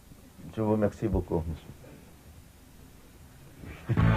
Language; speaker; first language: French; non-native, learner; Thai